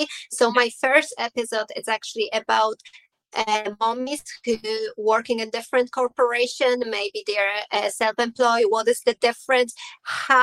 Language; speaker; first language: English; non-native, learner; Polish